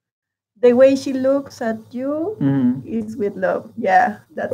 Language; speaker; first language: English; non-native, learner; Spanish